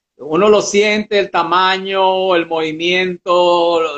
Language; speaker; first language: Spanish; early bilingual, other home language; Portuguese